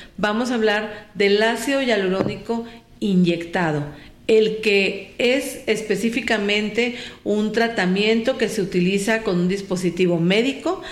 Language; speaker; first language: Spanish; native; Spanish